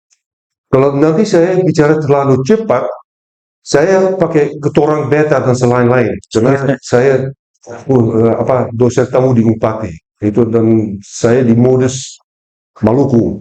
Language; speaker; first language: Indonesian; non-native, fluent; Dutch